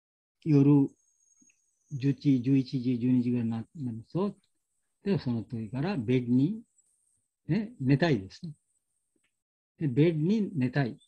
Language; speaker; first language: Japanese; non-native, learner; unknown